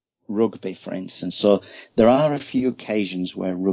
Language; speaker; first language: English; native; English